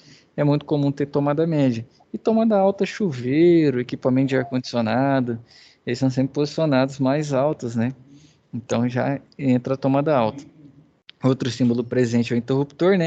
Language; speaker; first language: Portuguese; native; Portuguese